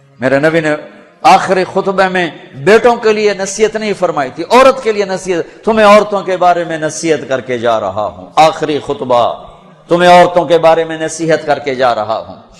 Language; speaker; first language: Urdu; non-native, local second language; Punjabi